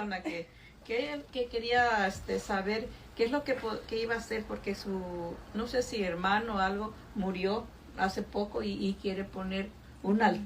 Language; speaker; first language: Spanish; native; Spanish